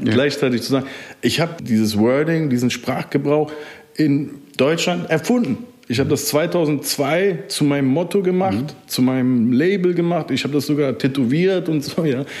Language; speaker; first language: German; early bilingual, other home language; Turkish